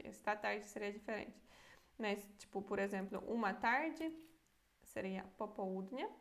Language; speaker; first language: Portuguese; non-native, fluent; Polish